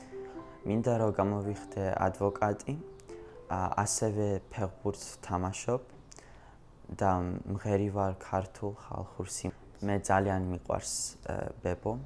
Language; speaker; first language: Georgian; early bilingual, heritage; Georgian